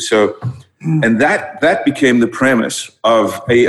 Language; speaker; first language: English; non-native, local second language; Dutch